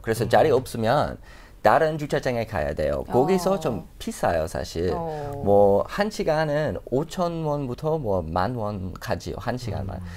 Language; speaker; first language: Korean; non-native, fluent; English